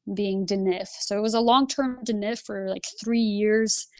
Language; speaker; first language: English; early bilingual, other home language; Lithuanian